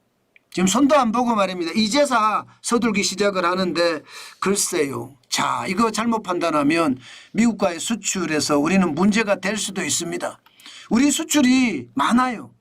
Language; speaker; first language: Korean; native; Korean